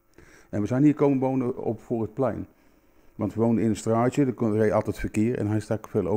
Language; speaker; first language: Dutch; native; Dutch